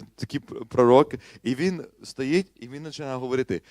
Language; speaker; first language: Ukrainian; non-native, fluent; English